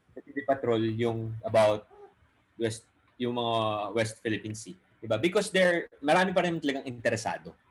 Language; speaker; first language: Filipino; non-native, local second language; Bikol